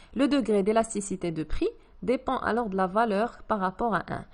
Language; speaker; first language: French; non-native, local second language; Arabic